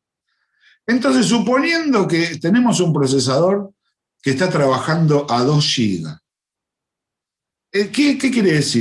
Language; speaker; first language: Spanish; native; Spanish